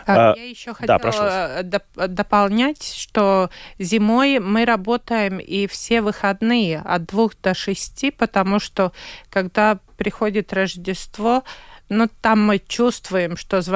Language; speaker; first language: Russian; non-native, local second language; Latvian